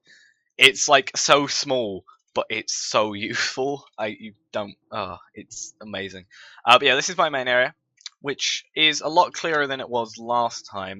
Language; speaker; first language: English; native; English